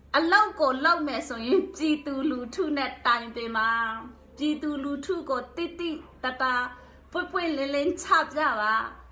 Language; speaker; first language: Burmese; non-native, local second language; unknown